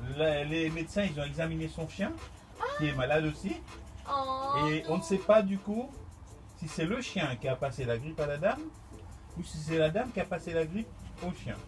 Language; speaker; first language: French; native; French